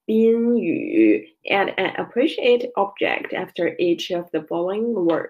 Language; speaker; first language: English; non-native, learner; Chinese